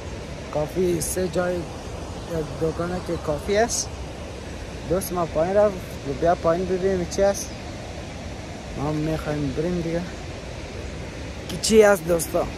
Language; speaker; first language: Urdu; non-native, learner; Persian